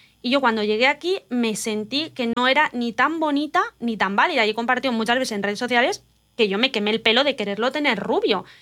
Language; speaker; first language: Spanish; native; Spanish